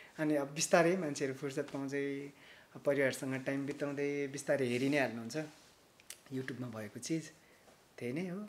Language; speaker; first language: Nepali; native; Nepali